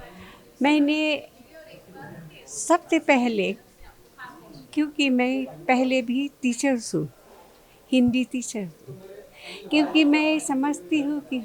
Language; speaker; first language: Hindi; non-native, local second language; Khasi